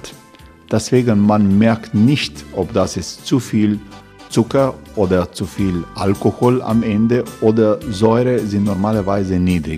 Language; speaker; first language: German; non-native, learner; Croatian